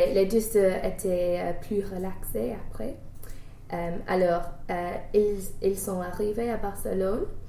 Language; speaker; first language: French; non-native, learner; English